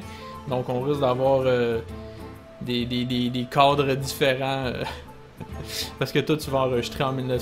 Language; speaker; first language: French; native; French